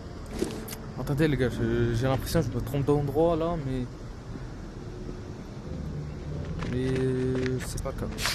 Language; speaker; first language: French; native; French